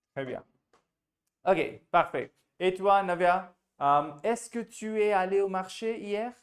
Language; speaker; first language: French; non-native, fluent; Hindi